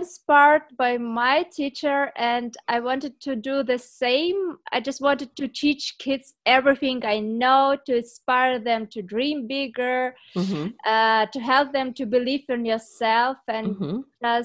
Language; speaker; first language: English; non-native, fluent; Ukrainian